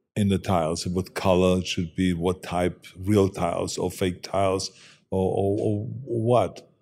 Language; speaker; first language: English; non-native, fluent; German